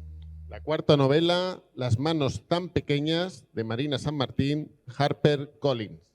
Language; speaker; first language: Spanish; native; Spanish